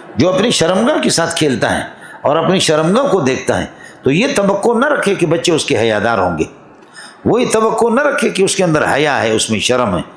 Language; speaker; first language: Urdu; non-native, local second language; Brahui